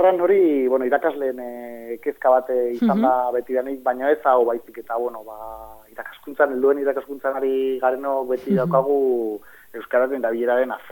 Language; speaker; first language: Basque; native; Basque